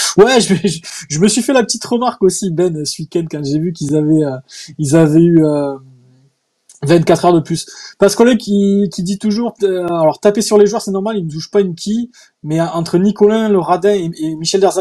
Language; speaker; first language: French; native; French